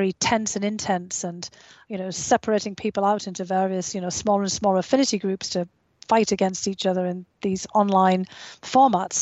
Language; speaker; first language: English; native; English